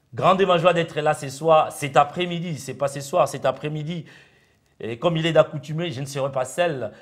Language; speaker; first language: French; non-native, local second language; Lingala